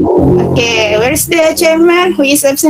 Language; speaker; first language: English; non-native, fluent; Indonesian